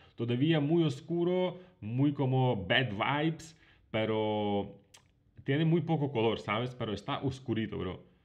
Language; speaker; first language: Spanish; non-native, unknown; Ukrainian